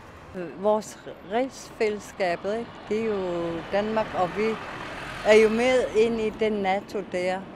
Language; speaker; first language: Danish; non-native, local second language; Kalaallisut